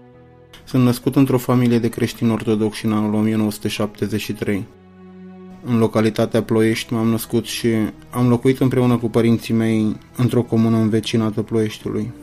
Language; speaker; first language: Romanian; native; Romanian